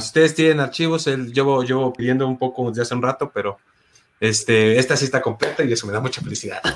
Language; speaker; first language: Spanish; native; Spanish